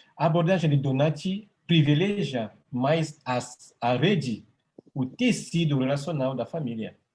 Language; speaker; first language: Portuguese; non-native, fluent; French